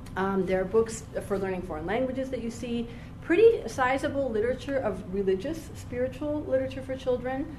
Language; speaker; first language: English; native; English